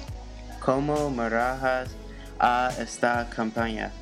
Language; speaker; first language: Spanish; non-native, learner; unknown